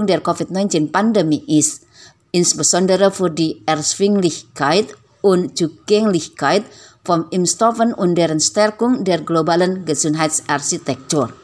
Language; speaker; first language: German; non-native, fluent; Indonesian